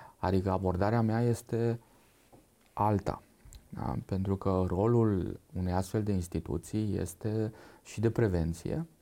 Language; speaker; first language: Romanian; non-native, local second language; Hungarian